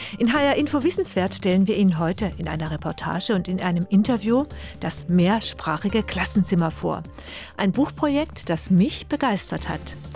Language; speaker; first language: German; native; German